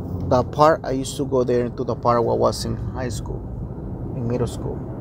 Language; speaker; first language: English; early bilingual, other home language; Spanish